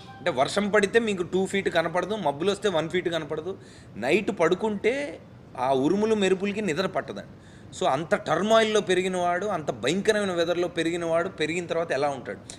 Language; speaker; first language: Telugu; native; Telugu